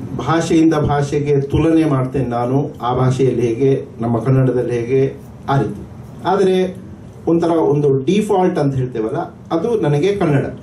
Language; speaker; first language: Kannada; non-native, local second language; Marathi